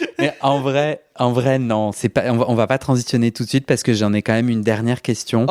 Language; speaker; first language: French; native; French